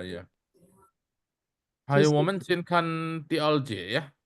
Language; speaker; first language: Chinese; non-native, fluent; Indonesian